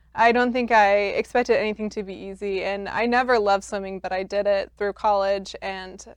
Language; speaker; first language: English; native; English